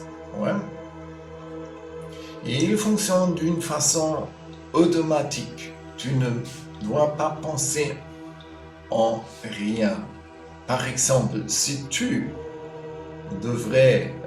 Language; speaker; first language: French; non-native, fluent; German